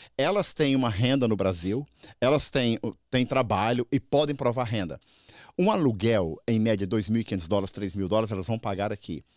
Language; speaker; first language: Portuguese; native; Portuguese